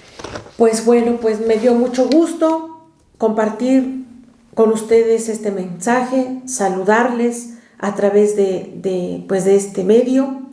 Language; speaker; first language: Spanish; native; Spanish